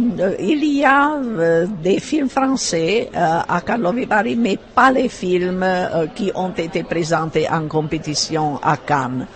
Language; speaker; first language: French; non-native, fluent; Czech